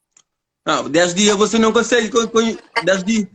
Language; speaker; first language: Portuguese; non-native, learner; Kabuverdianu